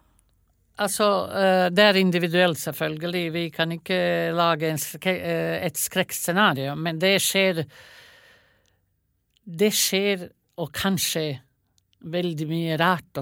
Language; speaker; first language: Norwegian; non-native, fluent; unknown